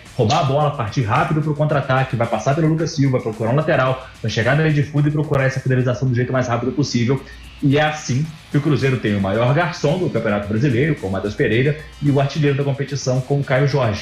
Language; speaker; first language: Portuguese; native; Portuguese